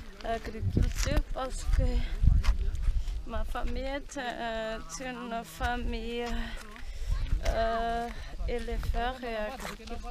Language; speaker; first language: French; non-native, local second language; Malagasy